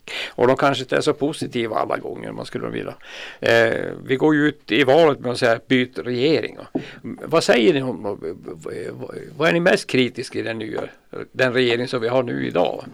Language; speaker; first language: Swedish; native; Swedish